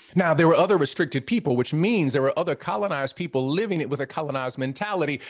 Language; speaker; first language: English; native; English